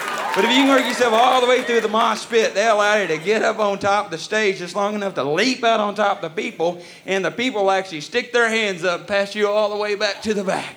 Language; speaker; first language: English; native; English